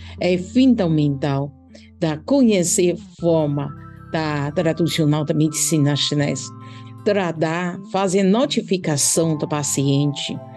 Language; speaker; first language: Portuguese; non-native, learner; Chinese